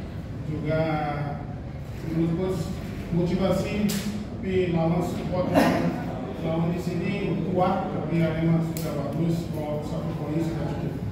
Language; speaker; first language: Indonesian; non-native, learner; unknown